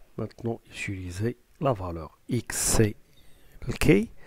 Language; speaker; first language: French; non-native, local second language; Arabic